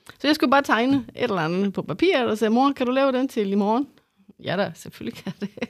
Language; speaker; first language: Danish; non-native, fluent; Spanish